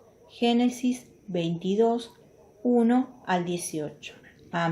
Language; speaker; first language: Spanish; native; Spanish